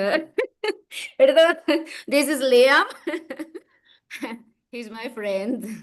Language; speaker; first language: English; non-native, learner; Spanish